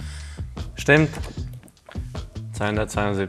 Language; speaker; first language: German; non-native, fluent; Hungarian